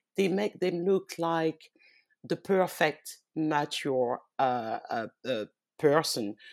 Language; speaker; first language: English; early bilingual, heritage; French